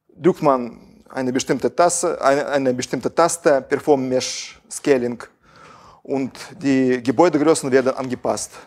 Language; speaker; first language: German; non-native, fluent; Russian